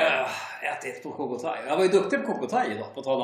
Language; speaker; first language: Swedish; native; Swedish